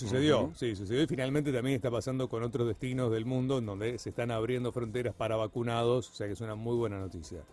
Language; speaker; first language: Spanish; native; Spanish